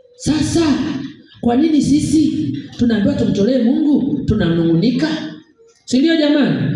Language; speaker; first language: Swahili; native; Swahili